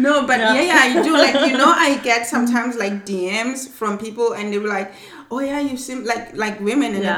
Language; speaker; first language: English; non-native, local second language; Swati